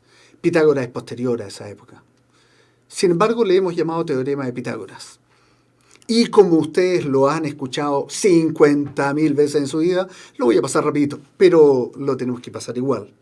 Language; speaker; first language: Spanish; native; Spanish